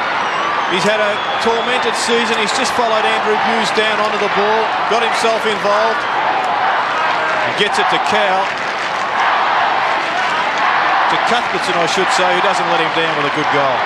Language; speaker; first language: English; native; English